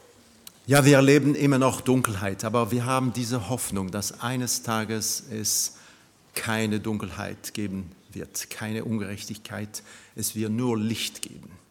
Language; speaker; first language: German; non-native, fluent; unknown